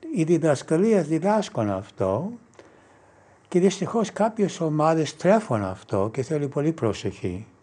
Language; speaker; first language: Greek; non-native, fluent; English